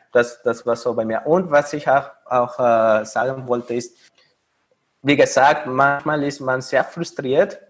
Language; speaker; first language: German; non-native, fluent; Spanish